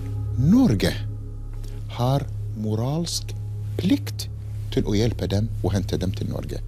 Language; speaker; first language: Norwegian; non-native, fluent; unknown